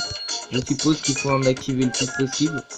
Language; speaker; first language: French; native; French